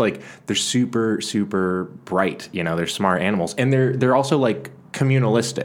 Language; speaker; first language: English; native; English